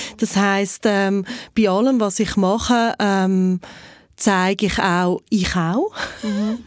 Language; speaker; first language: German; native; German